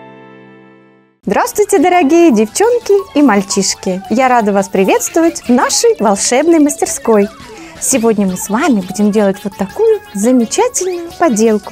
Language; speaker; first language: Russian; native; Russian